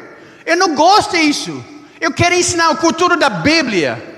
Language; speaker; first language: Portuguese; non-native, learner; English